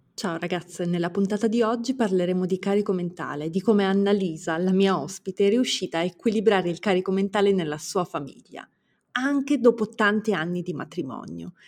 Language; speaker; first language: Italian; early bilingual, other home language; Romanian